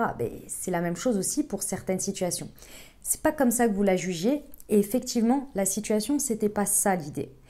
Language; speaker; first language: French; native; French